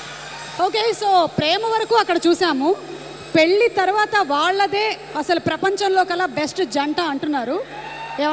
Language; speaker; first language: Telugu; native; Telugu